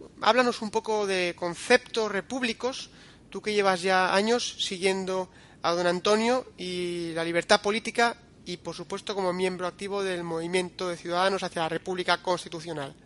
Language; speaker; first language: Spanish; native; Spanish